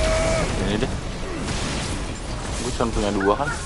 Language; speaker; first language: Indonesian; native; Indonesian